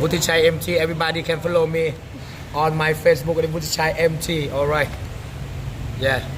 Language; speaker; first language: English; non-native, learner; Thai